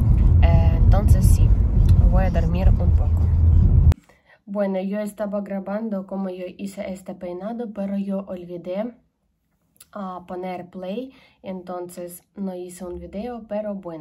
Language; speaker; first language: Spanish; non-native, learner; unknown